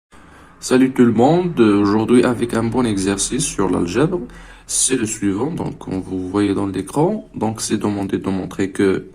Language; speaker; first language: French; non-native, local second language; Arabic